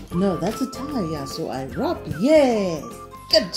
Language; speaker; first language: English; native; English